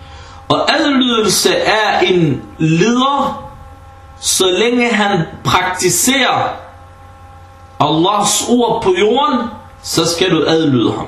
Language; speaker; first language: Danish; early bilingual, other home language; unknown